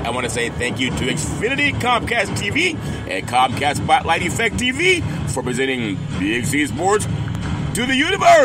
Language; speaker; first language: English; native; English